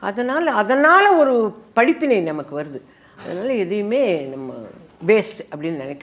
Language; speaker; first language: Tamil; native; Tamil